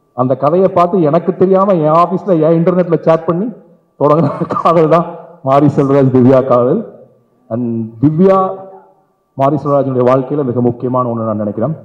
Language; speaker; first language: Tamil; native; Tamil